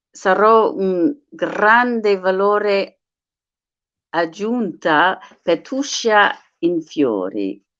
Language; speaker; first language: Italian; non-native, learner; English